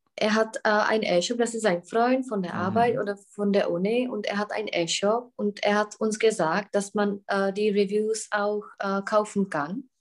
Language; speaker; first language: German; non-native, fluent; Czech